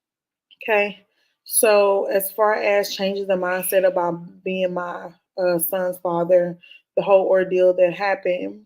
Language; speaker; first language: English; native; English